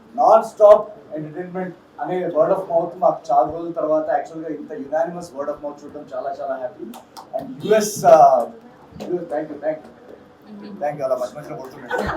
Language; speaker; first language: Telugu; native; Telugu